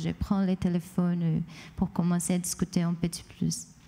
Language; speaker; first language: French; non-native, fluent; Portuguese